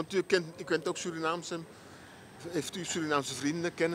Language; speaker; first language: Dutch; native; Dutch